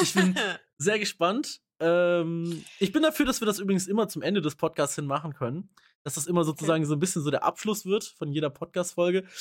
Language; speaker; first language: German; native; German